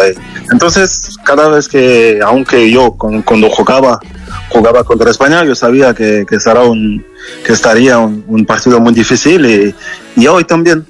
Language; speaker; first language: Spanish; non-native, fluent; French